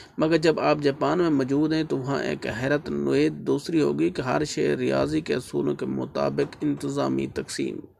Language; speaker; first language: Urdu; native; Urdu